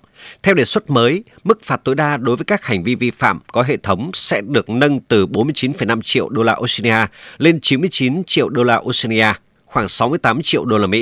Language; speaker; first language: Vietnamese; native; Vietnamese